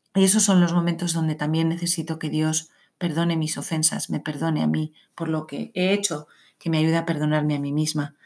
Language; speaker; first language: Spanish; native; Spanish